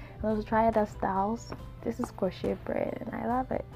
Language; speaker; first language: English; non-native, local second language; Akan